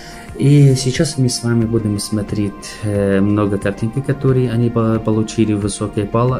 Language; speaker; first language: Russian; non-native, fluent; Arabic